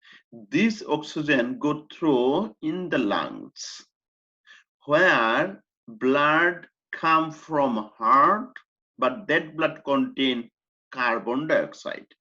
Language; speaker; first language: English; non-native, fluent; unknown